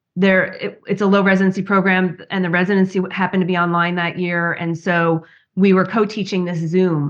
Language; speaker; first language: English; native; English